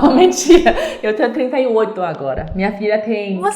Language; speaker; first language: Portuguese; non-native, learner; Chinese